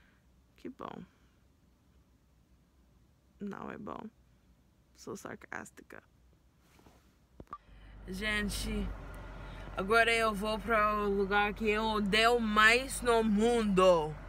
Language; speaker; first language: Portuguese; non-native, learner; English